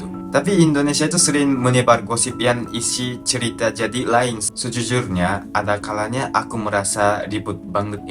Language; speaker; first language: Indonesian; non-native, fluent; Japanese